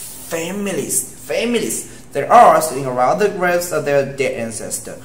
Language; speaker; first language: English; non-native, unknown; Vietnamese